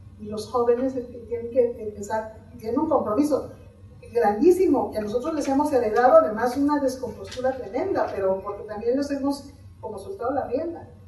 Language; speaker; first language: Spanish; native; Spanish